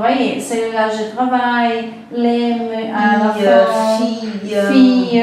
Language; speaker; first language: French; non-native, fluent; Portuguese